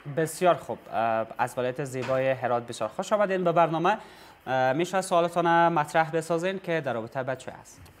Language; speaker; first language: Persian; native; Persian